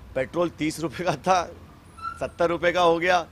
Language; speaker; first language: Hindi; native; Hindi